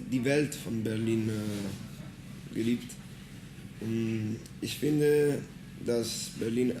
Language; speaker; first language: German; non-native, fluent; Italian